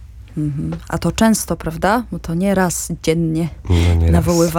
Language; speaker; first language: Polish; native; Polish